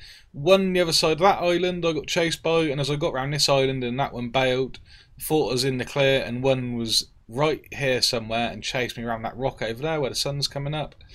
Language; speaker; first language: English; native; English